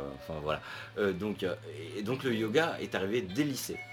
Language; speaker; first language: French; native; French